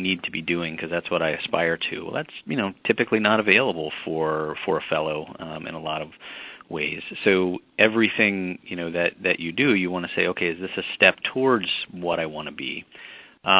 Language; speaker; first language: English; native; English